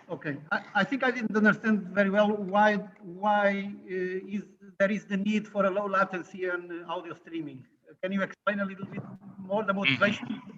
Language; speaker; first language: English; non-native, fluent; Portuguese